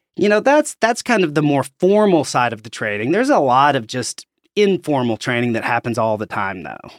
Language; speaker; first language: English; native; English